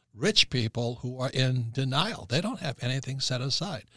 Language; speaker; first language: English; native; English